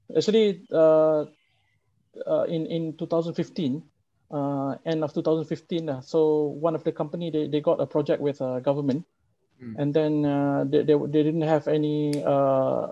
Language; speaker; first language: English; non-native, local second language; Malay